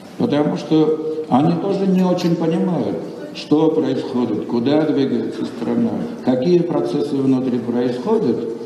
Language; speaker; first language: Russian; non-native, local second language; Armenian